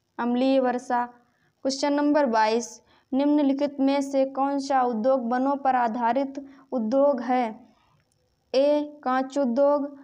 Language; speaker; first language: Hindi; native; Hindi